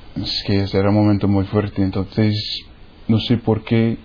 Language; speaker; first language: Spanish; non-native, fluent; English